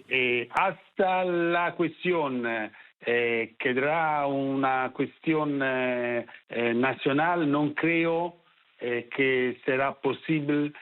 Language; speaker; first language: Spanish; non-native, fluent; Italian